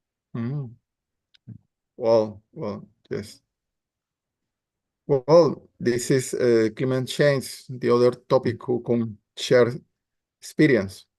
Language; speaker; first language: English; non-native, learner; Spanish